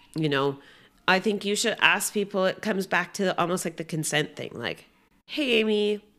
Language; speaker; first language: English; native; English